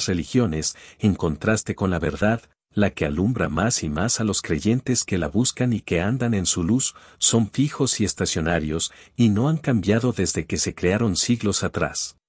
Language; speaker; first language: Spanish; native; Spanish